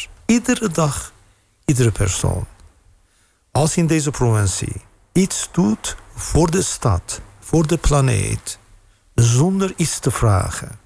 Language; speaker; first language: Dutch; non-native, fluent; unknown